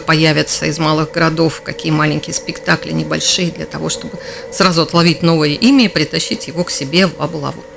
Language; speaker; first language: Russian; native; Russian